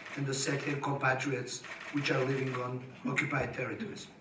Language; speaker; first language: English; non-native, fluent; Georgian